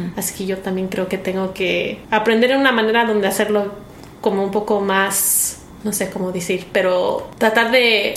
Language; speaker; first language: Spanish; early bilingual, heritage; Spanish